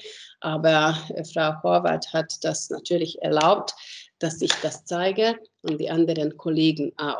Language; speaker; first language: German; non-native, fluent; Hungarian